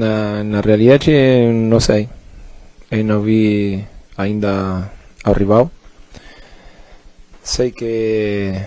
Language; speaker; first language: Portuguese; non-native, fluent; Spanish